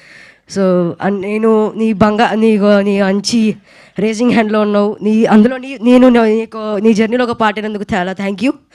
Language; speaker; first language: Telugu; native; Telugu